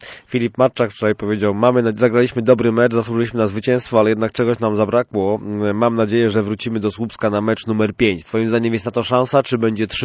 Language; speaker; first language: Polish; native; Polish